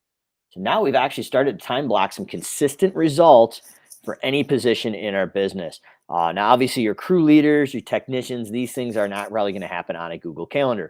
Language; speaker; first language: English; native; English